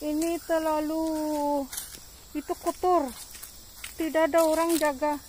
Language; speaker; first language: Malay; non-native, learner; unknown